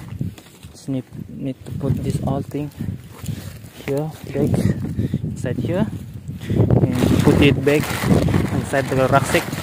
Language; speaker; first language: English; non-native, learner; Malay